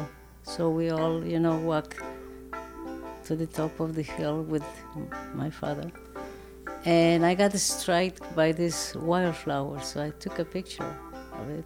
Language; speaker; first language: English; non-native, fluent; Spanish